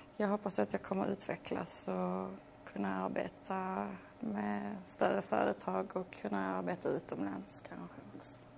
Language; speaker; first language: Swedish; early bilingual, other home language; Polish